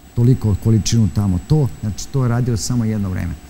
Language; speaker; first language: Serbian; native; Serbian